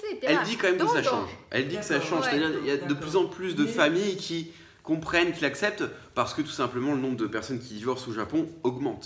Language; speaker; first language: French; native; French